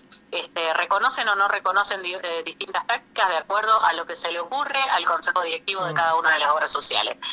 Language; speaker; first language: Spanish; native; Spanish